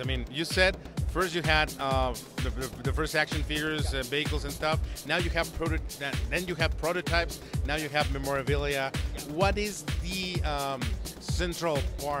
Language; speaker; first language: English; non-native, fluent; Spanish